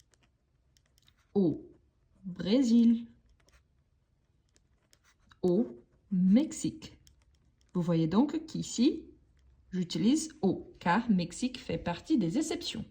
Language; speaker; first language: French; non-native, fluent; Portuguese